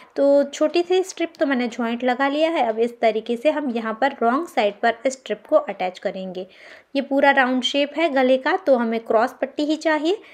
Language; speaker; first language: Hindi; non-native, local second language; Gujarati